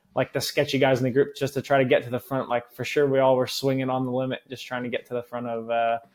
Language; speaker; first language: English; native; English